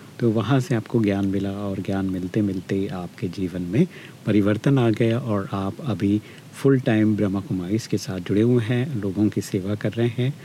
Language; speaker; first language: Hindi; native; Hindi